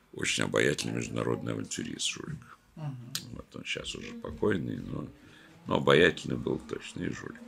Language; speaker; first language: Russian; native; Russian